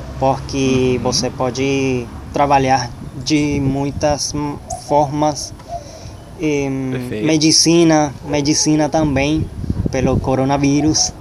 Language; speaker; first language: Portuguese; non-native, learner; Spanish